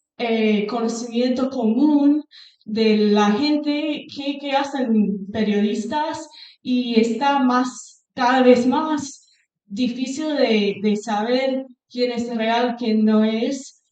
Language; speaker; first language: Spanish; non-native, fluent; English